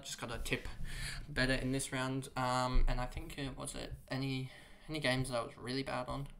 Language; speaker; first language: English; native; English